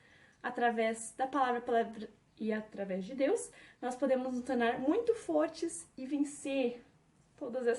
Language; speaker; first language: Portuguese; native; Portuguese